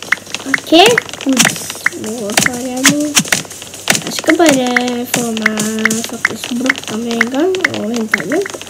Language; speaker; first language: Norwegian; non-native, learner; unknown